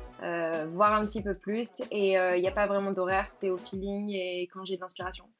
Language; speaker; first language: French; native; French